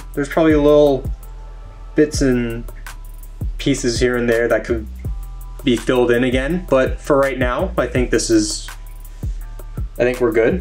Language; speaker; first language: English; native; English